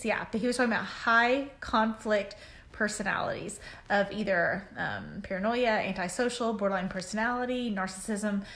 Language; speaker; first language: English; native; English